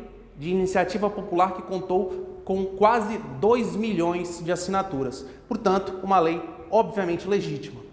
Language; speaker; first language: Portuguese; native; Portuguese